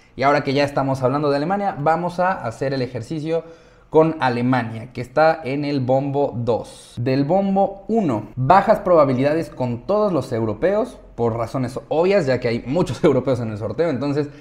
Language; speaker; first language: Spanish; native; Spanish